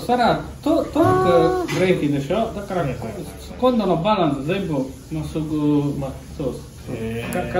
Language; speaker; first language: Japanese; non-native, learner; Italian